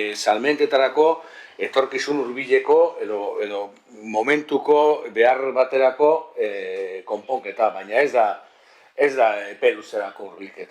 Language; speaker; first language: Basque; native; Basque